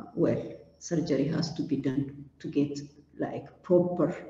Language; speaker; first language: English; non-native, local second language; Amharic